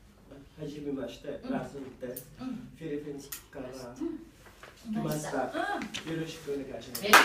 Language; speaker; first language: Japanese; non-native, learner; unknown